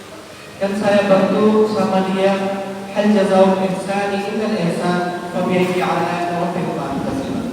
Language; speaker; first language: Indonesian; non-native, learner; Urdu